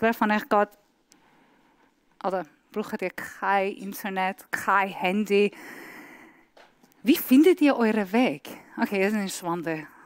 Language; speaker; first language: German; non-native, fluent; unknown